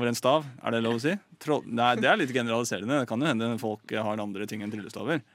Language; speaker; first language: Norwegian; native; Norwegian